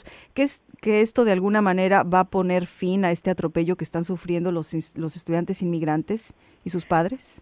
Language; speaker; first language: Spanish; native; Spanish